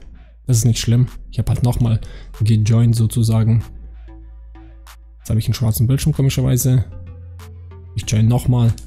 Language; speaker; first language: German; native; German